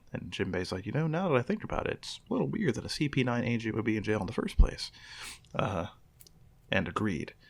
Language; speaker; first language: English; native; English